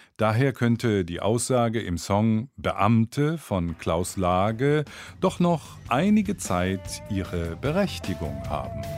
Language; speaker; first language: German; native; German